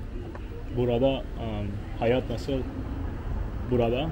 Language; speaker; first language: Turkish; non-native, learner; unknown